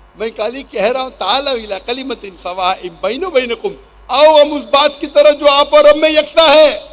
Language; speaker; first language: Urdu; non-native, local second language; Konkani